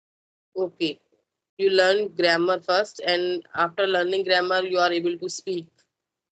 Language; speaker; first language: English; non-native, local second language; Hindi